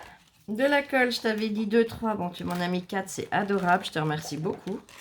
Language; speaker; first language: French; native; French